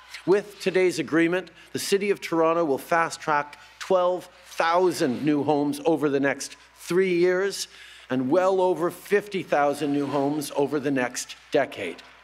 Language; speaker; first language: English; native; English